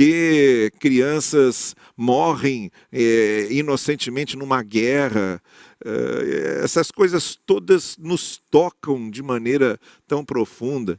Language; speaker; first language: Portuguese; native; Portuguese